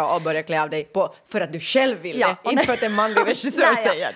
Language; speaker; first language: Swedish; native; Swedish